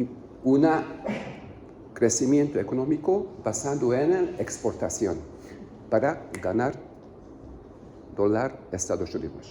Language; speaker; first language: Spanish; non-native, learner; Hungarian